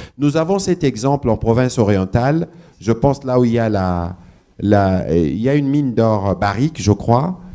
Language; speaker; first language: French; non-native, local second language; Lingala